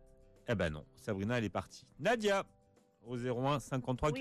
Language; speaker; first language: French; native; French